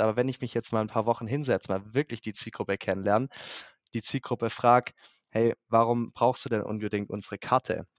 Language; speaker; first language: German; native; German